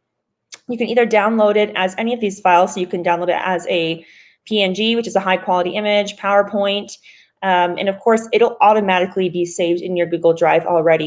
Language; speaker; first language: English; native; English